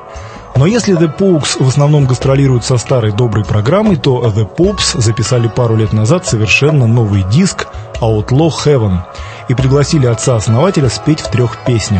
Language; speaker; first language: Russian; native; Russian